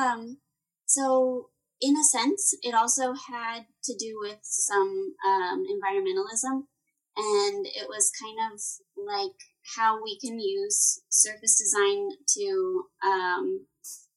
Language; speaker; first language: English; native; English